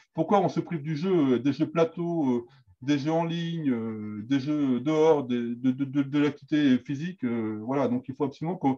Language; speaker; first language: French; native; French